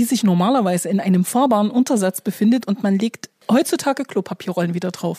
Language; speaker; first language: German; native; German